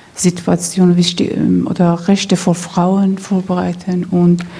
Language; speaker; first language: German; non-native, fluent; Persian